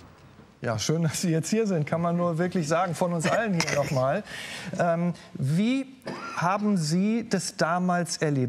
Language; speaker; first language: German; native; German